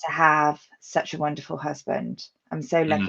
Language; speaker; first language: English; native; English